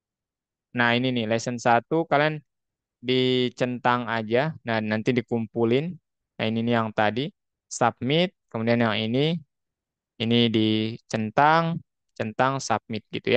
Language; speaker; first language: Indonesian; native; Indonesian